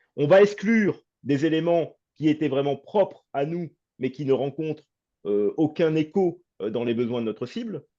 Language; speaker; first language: French; native; French